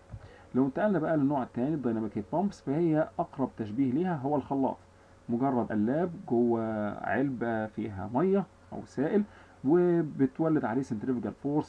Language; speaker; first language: Arabic; native; Arabic